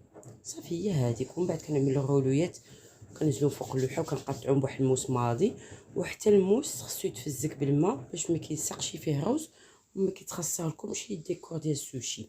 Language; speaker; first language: Arabic; native; Arabic